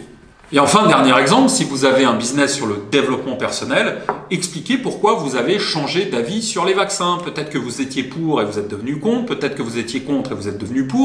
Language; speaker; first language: French; native; French